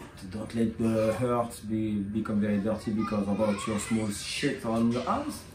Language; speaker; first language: English; non-native, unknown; French